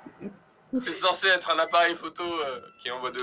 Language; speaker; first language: French; native; French